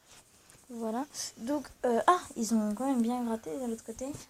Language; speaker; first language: French; native; French